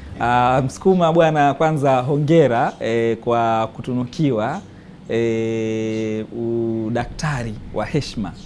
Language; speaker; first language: Swahili; native; Swahili